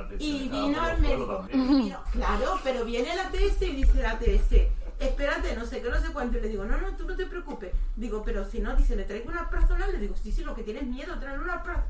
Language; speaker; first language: Spanish; native; Spanish